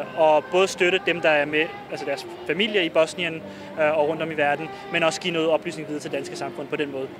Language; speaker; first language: Danish; early bilingual, other home language; Bosnian